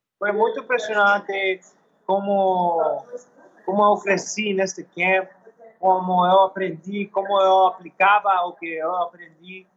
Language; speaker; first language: Portuguese; non-native, learner; English